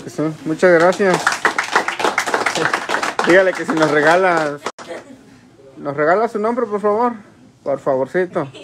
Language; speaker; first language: Spanish; native; Spanish